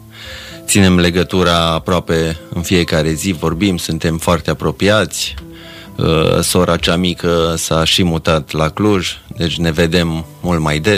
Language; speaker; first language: Romanian; native; Romanian